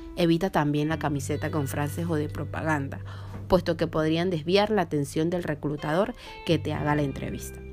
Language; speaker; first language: Spanish; native; Spanish